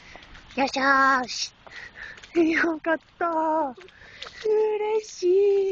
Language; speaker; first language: Japanese; non-native, learner; English